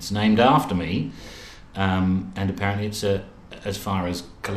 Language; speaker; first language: English; native; English